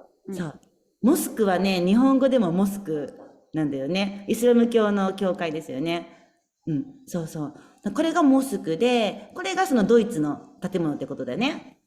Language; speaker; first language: Japanese; native; Japanese